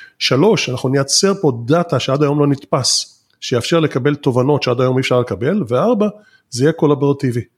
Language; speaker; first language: Hebrew; native; Hebrew